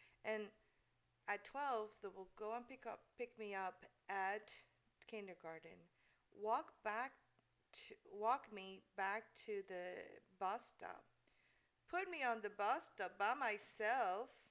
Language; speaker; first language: English; non-native, fluent; Spanish